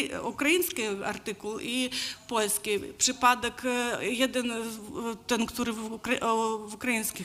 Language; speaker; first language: Polish; non-native, learner; Ukrainian